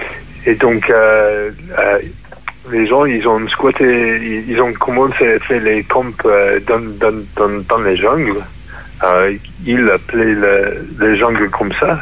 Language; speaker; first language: French; non-native, fluent; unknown